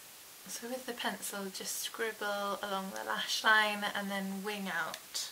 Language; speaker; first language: English; native; English